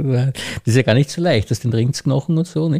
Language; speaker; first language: German; native; German